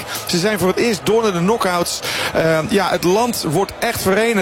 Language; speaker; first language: Dutch; native; Dutch